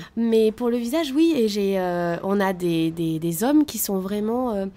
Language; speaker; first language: French; native; French